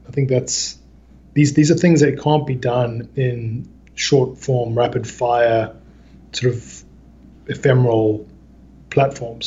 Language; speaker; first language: English; native; English